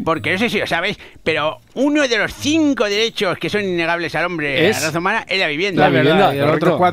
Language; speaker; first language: Spanish; native; Spanish